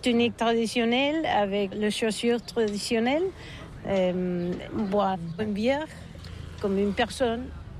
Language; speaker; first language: French; non-native, learner; Catalan